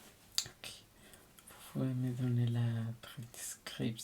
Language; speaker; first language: French; non-native, fluent; Spanish